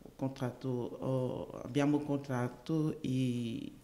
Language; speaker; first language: Italian; non-native, learner; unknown